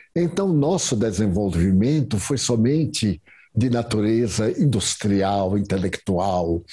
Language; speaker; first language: Portuguese; native; Portuguese